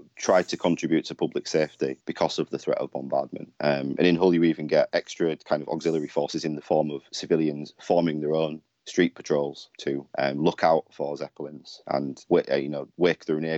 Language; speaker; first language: English; native; English